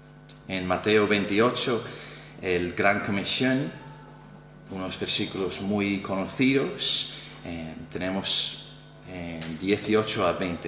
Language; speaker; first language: Spanish; non-native, fluent; English